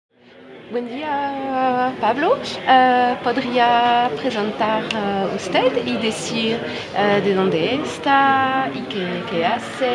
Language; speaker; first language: Spanish; non-native, fluent; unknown